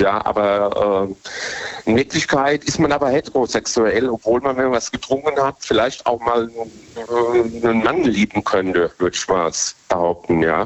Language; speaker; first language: German; native; German